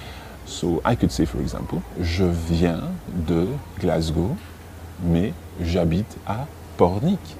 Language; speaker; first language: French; non-native, fluent; English